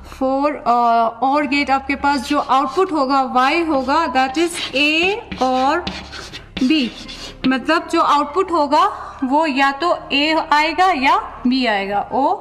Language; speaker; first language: Hindi; non-native, local second language; Ladakhi